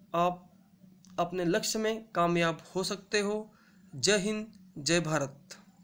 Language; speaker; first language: Hindi; non-native, local second language; Marathi